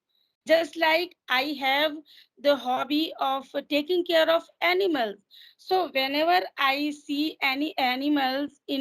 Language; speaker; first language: English; non-native, fluent; Hindi